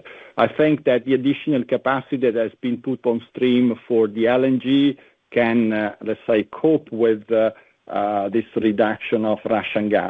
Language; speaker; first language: English; non-native, fluent; Italian